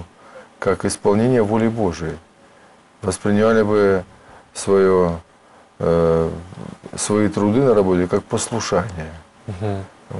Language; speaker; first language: Russian; native; Russian